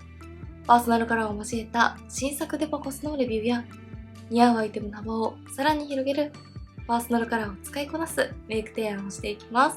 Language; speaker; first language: Japanese; native; Japanese